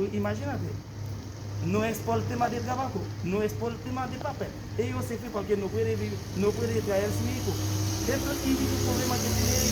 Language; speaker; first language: Spanish; non-native, learner; Haitian Creole